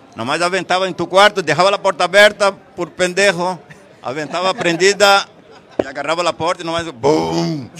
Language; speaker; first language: Spanish; non-native, fluent; Portuguese